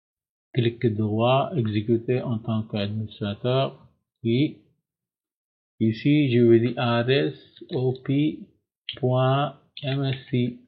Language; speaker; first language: French; non-native, learner; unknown